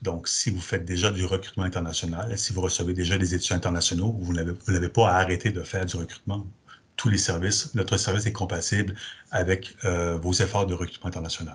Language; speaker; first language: French; native; French